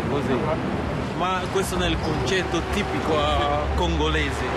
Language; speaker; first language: Italian; non-native, fluent; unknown